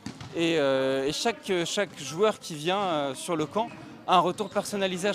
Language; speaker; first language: French; native; French